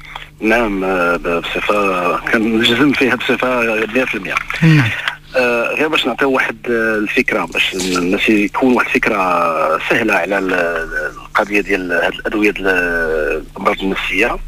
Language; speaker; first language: Arabic; native; Arabic